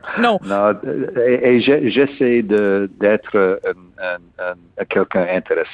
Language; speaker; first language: French; non-native, learner; English